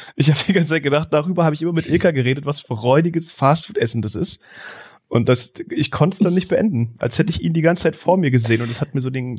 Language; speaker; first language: German; native; German